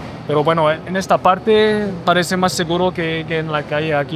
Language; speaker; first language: Spanish; non-native, learner; French